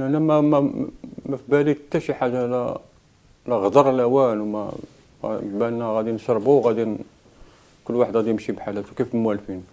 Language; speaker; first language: Arabic; native; Arabic